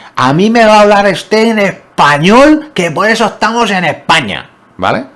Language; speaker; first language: Spanish; non-native, local second language; Catalan